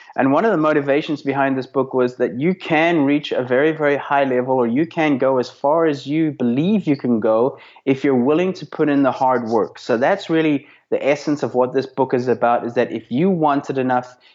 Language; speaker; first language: English; native; English